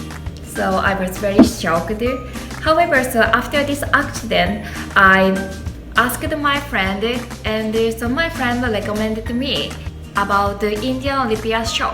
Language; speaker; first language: English; non-native, learner; Japanese